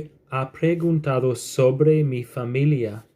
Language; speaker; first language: Spanish; non-native, fluent; English